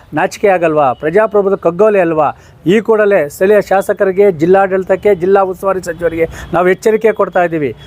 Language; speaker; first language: Kannada; native; Kannada